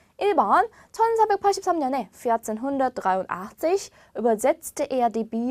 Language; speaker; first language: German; non-native, fluent; Korean